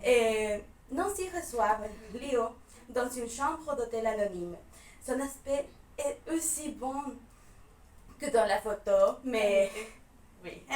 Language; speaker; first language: French; non-native, fluent; Spanish